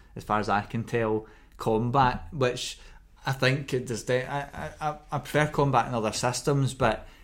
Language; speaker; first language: English; native; English